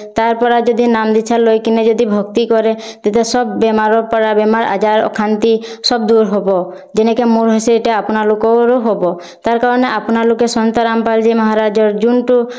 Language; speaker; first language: Assamese; non-native, local second language; Bodo